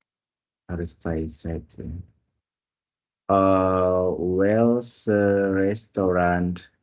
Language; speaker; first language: German; non-native, learner; Indonesian